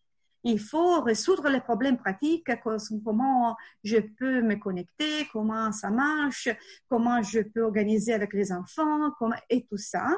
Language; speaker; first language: French; non-native, fluent; Italian